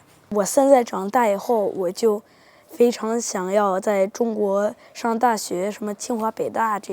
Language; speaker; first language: Chinese; early bilingual, heritage; Spanish